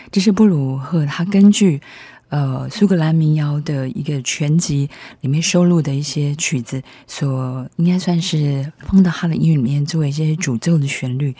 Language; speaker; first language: Chinese; native; Chinese